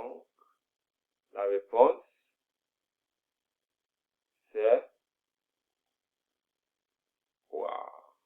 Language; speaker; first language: French; non-native, fluent; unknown